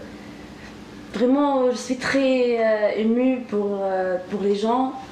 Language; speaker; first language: French; non-native, learner; Arabic